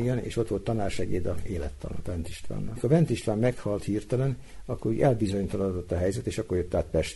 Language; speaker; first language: Hungarian; native; Hungarian